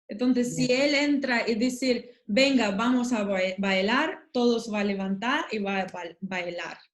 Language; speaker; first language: Spanish; non-native, learner; Russian